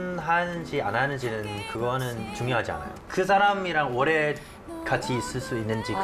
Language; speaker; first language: Korean; non-native, fluent; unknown